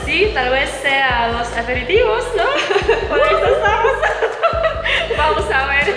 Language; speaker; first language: Spanish; non-native, fluent; Russian